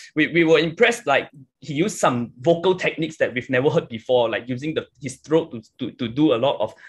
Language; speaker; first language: English; non-native, local second language; Chinese